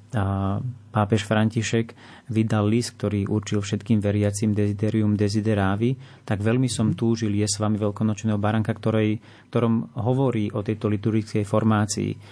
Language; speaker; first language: Slovak; native; Slovak